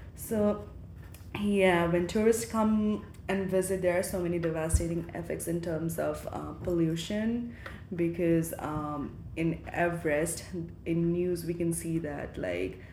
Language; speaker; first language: English; non-native, local second language; Nepali